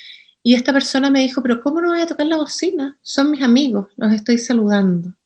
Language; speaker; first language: Spanish; native; Spanish